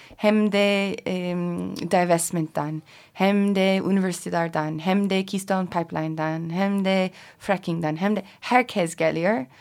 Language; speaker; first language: Turkish; non-native, learner; English